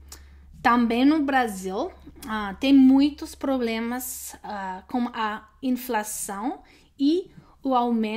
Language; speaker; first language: Portuguese; non-native, learner; English